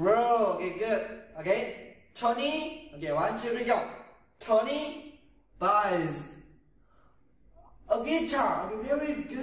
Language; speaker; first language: English; non-native, learner; Vietnamese